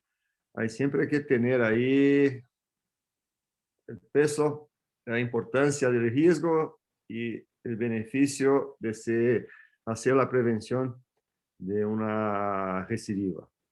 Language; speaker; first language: Spanish; non-native, fluent; Portuguese